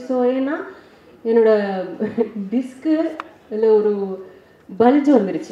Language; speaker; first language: Tamil; non-native, learner; Malayalam